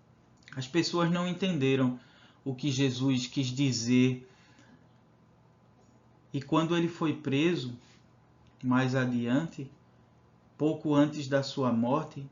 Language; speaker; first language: Portuguese; native; Portuguese